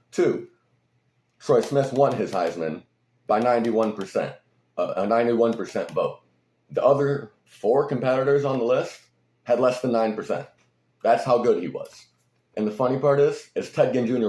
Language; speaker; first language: English; native; English